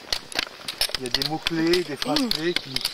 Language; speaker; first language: French; native; French